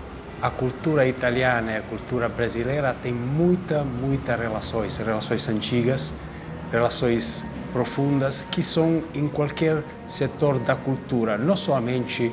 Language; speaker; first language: Portuguese; non-native, fluent; Italian